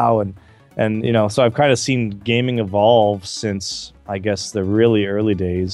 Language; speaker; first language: English; native; English